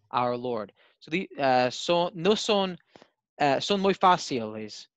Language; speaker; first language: Spanish; non-native, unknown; English